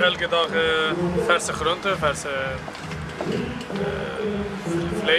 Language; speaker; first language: Dutch; non-native, learner; Turkish